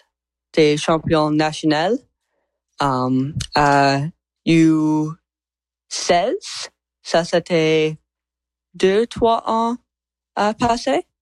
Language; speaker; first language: French; non-native, local second language; English